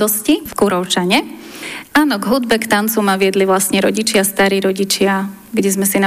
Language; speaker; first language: Slovak; non-native, local second language; Rusyn